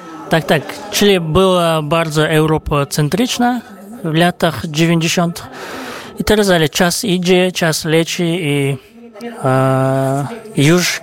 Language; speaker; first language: Polish; non-native, fluent; Kazakh